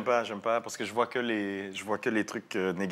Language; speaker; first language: French; native; French